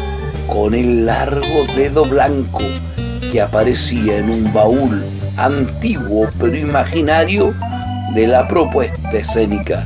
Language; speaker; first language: Spanish; native; Spanish